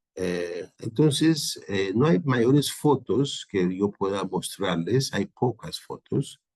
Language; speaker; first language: Spanish; non-native, fluent; Persian